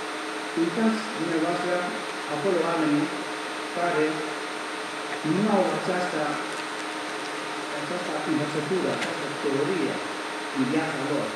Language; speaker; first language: Romanian; non-native, learner; Greek